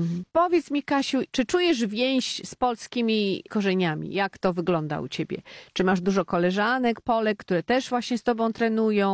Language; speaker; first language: Polish; native; Polish